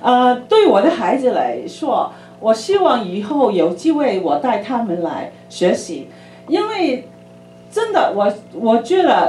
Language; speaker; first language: Chinese; early bilingual, other home language; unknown